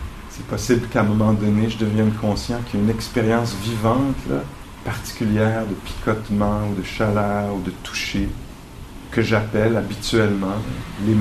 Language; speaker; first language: French; native; French